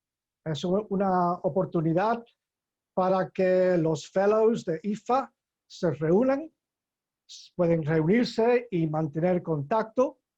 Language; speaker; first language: Spanish; non-native, fluent; English